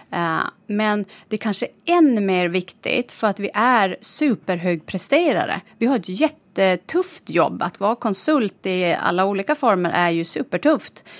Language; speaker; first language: Swedish; native; Swedish